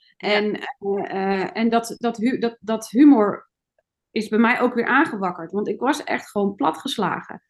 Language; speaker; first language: Dutch; native; Dutch